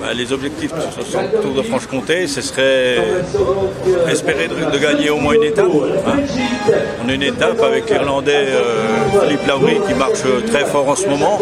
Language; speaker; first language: French; native; French